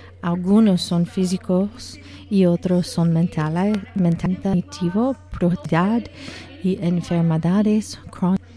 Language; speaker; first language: Spanish; non-native, learner; English